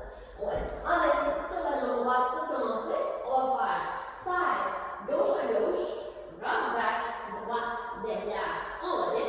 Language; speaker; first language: French; native; French